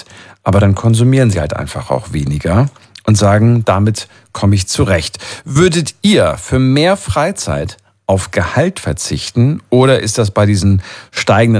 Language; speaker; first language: German; native; German